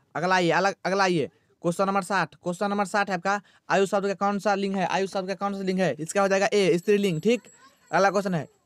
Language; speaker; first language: Hindi; native; Hindi